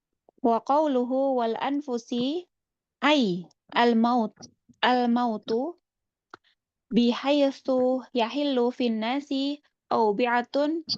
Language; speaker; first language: Arabic; non-native, learner; Indonesian